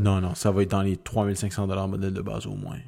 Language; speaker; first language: French; native; French